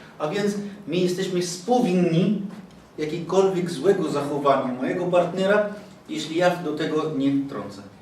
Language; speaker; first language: Polish; non-native, fluent; Arabic